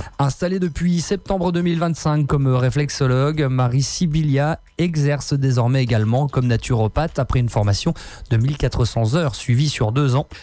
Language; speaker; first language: French; native; French